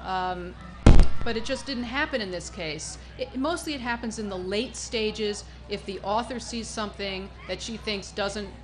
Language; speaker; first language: English; native; English